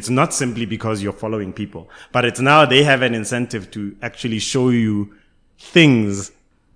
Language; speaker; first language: English; non-native, local second language; Tswana